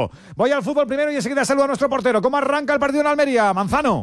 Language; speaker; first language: Spanish; native; Spanish